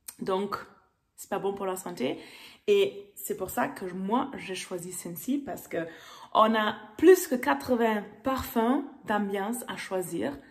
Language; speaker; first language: French; non-native, fluent; German